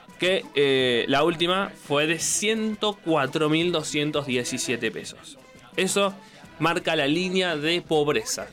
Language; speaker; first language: Spanish; native; Spanish